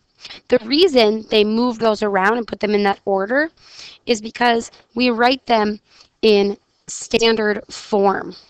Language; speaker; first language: English; native; English